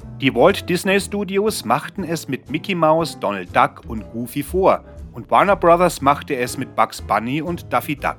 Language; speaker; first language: German; native; German